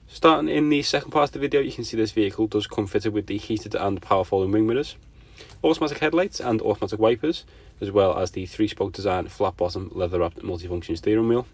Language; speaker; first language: English; native; English